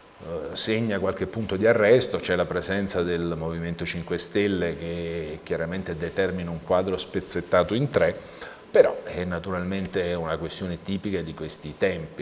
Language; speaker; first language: Italian; native; Italian